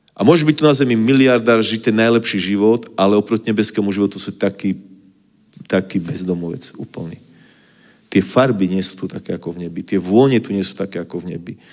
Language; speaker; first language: Slovak; native; Slovak